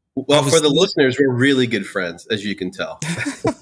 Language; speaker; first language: English; native; English